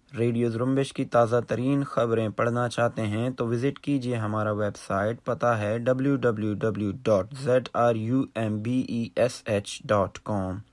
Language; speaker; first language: Urdu; non-native, local second language; Baluchi